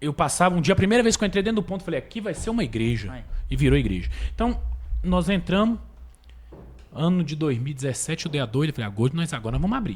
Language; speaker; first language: Portuguese; native; Portuguese